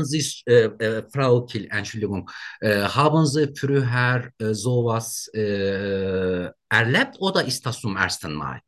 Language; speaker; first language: German; non-native, learner; Turkish